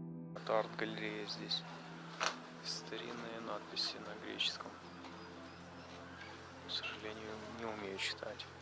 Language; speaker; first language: Russian; native; Russian